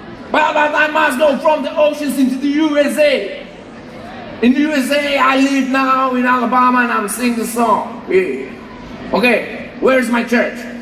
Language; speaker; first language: English; non-native, learner; Polish